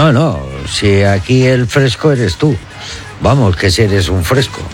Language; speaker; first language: Spanish; native; Spanish